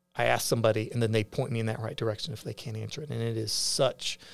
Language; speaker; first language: English; native; English